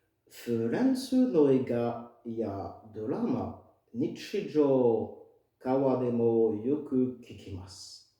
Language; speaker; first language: Japanese; non-native, fluent; French